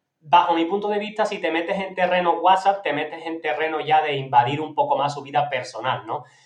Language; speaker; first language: Spanish; native; Spanish